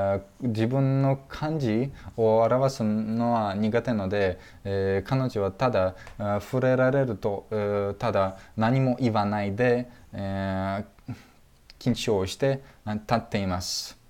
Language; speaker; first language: Japanese; non-native, fluent; Russian